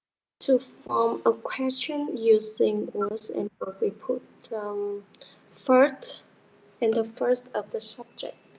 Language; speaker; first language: English; non-native, learner; Vietnamese